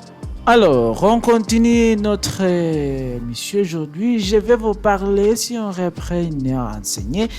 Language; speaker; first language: French; non-native, learner; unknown